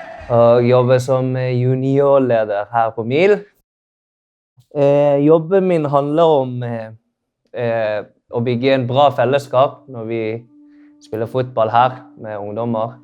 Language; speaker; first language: Norwegian; non-native, fluent; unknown